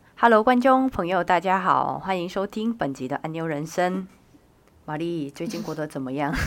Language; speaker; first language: Chinese; non-native, fluent; Korean